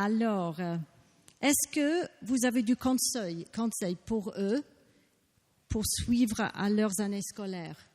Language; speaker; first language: French; non-native, learner; English